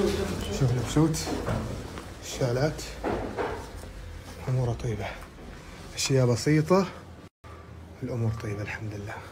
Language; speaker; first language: Arabic; native; Arabic